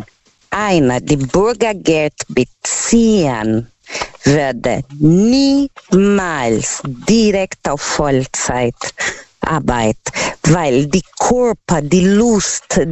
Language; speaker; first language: German; non-native, learner; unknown